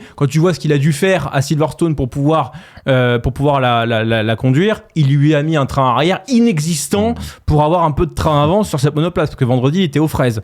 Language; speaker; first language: French; native; French